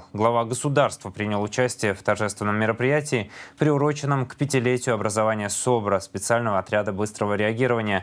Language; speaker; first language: Russian; native; Russian